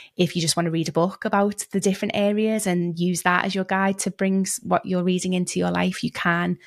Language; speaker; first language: English; native; English